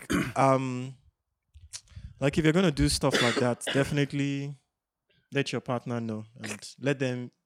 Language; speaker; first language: English; non-native, local second language; Yoruba